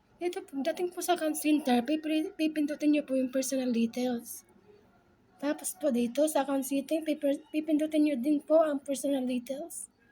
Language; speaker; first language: Filipino; non-native, local second language; Waray